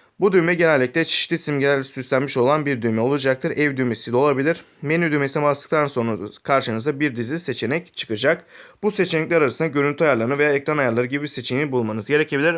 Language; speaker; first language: Turkish; native; Turkish